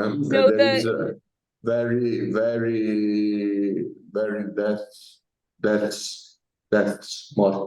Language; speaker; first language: English; non-native, learner; Italian